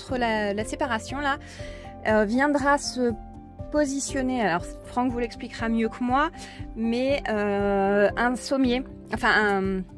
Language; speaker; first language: French; native; French